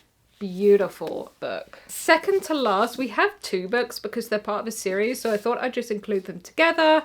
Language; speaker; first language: English; native; English